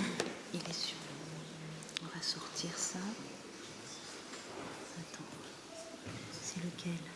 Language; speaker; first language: French; native; French